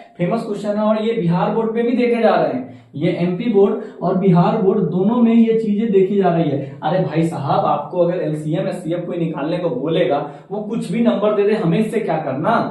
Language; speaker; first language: Hindi; native; Hindi